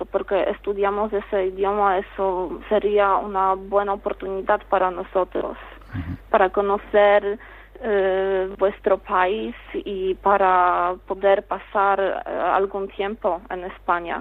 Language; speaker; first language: Spanish; non-native, fluent; Polish